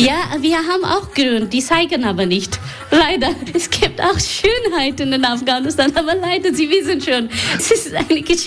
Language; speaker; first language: German; non-native, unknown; Persian